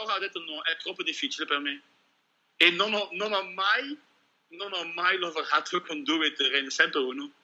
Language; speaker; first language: Italian; non-native, learner; Dutch